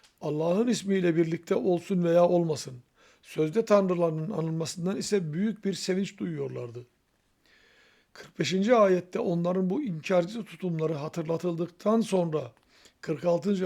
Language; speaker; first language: Turkish; native; Turkish